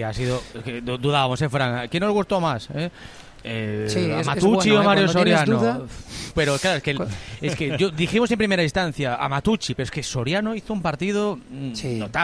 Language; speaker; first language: Spanish; native; Spanish